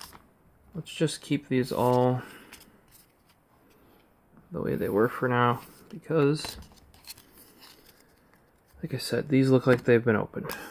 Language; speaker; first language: English; native; English